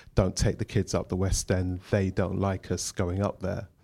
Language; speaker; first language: English; native; English